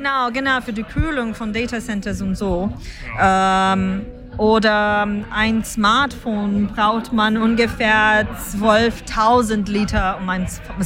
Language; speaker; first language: German; non-native, fluent; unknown